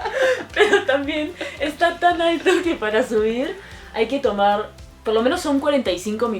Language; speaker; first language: Spanish; native; Spanish